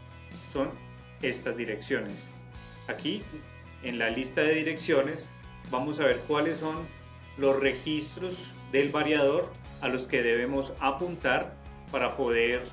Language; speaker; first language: Spanish; native; Spanish